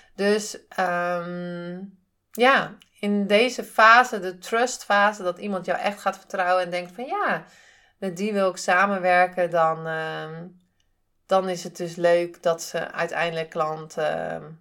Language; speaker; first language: Dutch; native; Dutch